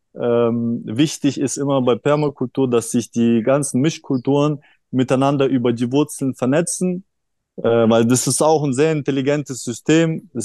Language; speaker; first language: German; early bilingual, other home language; Russian